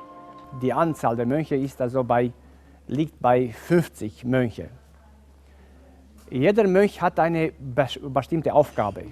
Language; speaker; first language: German; non-native, fluent; Romanian